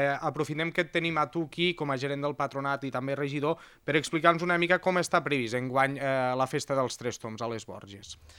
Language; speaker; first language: Catalan; native; Catalan